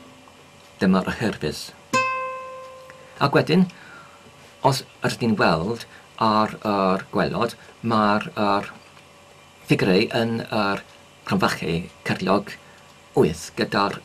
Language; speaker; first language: Welsh; non-native, learner; English